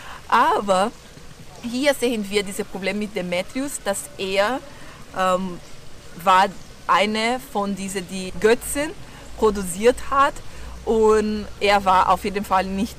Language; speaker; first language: German; non-native, learner; Portuguese